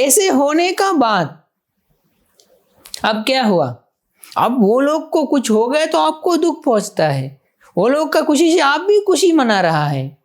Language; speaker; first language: Hindi; non-native, fluent; Sinhala